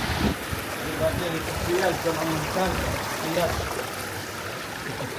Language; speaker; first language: French; non-native, learner; Arabic